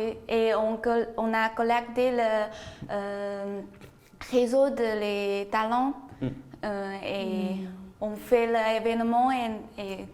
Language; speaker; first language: French; non-native, learner; Chinese